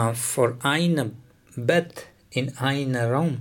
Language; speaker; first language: German; non-native, learner; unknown